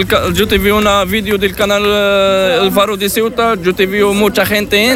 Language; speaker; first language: Spanish; non-native, learner; Arabic